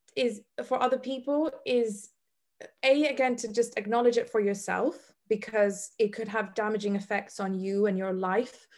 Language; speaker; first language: English; non-native, fluent; Bosnian